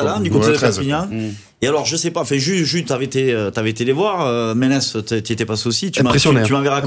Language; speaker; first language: French; native; French